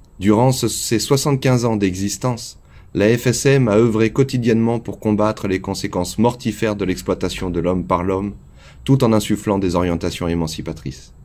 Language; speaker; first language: French; native; French